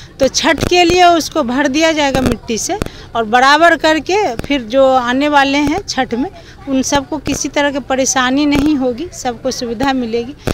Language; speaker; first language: Hindi; native; Hindi